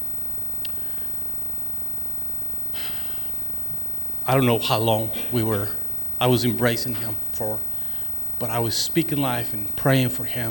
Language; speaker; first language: English; non-native, fluent; Spanish